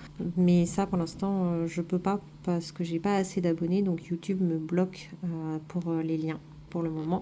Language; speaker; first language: French; native; French